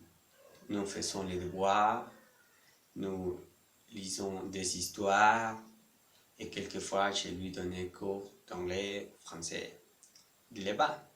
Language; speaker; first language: French; non-native, learner; Spanish